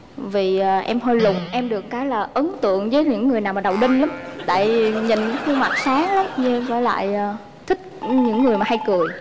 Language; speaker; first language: Vietnamese; native; Vietnamese